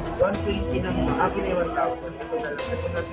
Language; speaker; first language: Filipino; native; Filipino